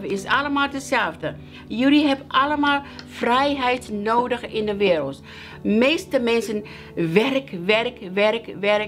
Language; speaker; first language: Dutch; non-native, learner; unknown